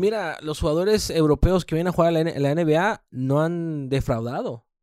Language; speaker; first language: Spanish; early bilingual, heritage; Spanish